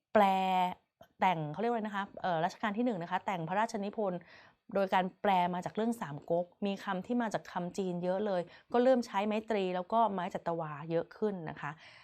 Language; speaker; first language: Thai; native; Thai